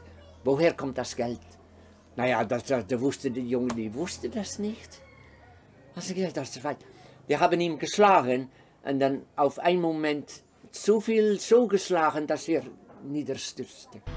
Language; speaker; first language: German; non-native, fluent; Dutch